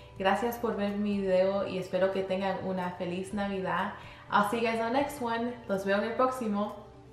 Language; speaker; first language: Spanish; early bilingual, heritage; Spanish